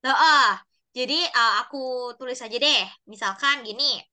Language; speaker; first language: Indonesian; native; Indonesian